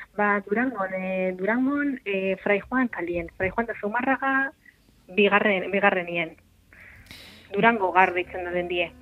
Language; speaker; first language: Basque; early bilingual, other home language; Arabic